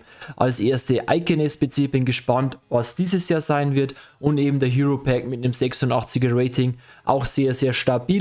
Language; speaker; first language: German; native; German